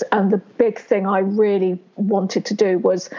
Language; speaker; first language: English; native; English